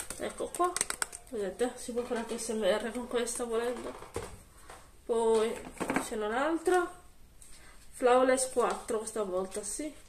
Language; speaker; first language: Italian; native; Italian